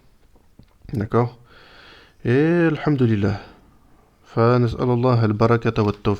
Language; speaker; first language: Arabic; non-native, fluent; French